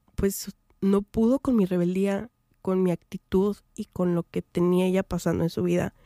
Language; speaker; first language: Spanish; native; Spanish